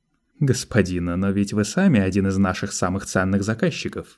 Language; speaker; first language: Russian; native; Russian